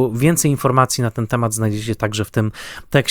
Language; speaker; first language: Polish; native; Polish